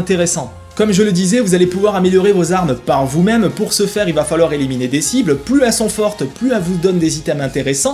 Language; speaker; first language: French; native; French